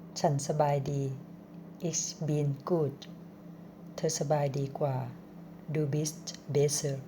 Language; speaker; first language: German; non-native, learner; Thai